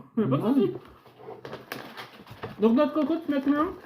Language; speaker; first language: French; native; French